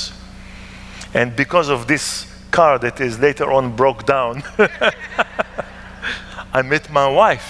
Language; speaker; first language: English; non-native, fluent; Hebrew